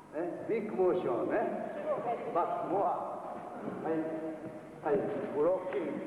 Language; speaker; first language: English; non-native, learner; Japanese